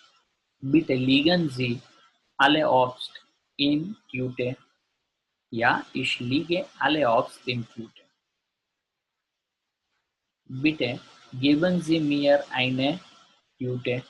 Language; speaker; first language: German; non-native, learner; Gujarati